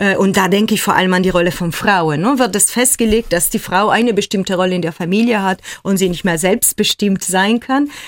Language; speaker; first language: German; non-native, fluent; Italian